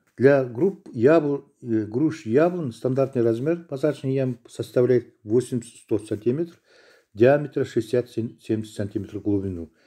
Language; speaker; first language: Russian; non-native, local second language; Kazakh